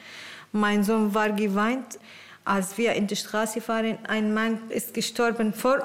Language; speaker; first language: German; non-native, learner; Arabic